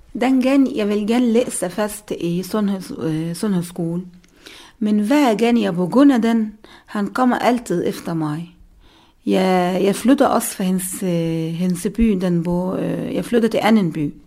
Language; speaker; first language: Danish; non-native, learner; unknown